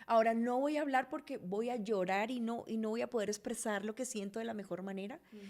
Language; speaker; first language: Spanish; native; Spanish